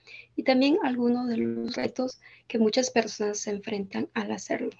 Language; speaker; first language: Spanish; early bilingual, heritage; Spanish